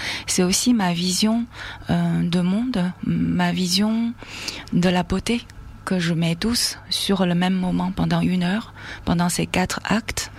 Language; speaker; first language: French; non-native, fluent; Chinese